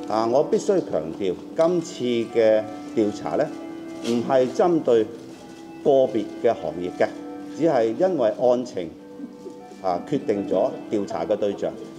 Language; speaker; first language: Cantonese; native; Cantonese